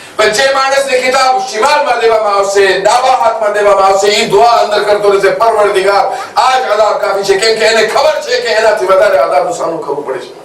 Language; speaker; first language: Gujarati; non-native, local second language; Kachhi